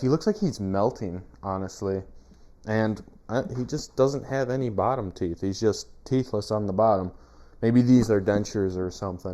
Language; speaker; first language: English; native; English